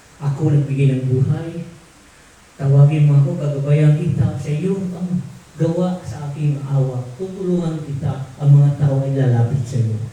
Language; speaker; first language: Filipino; non-native, local second language; Tausug